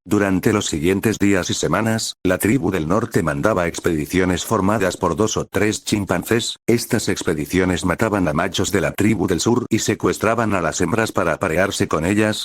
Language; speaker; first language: Spanish; native; Spanish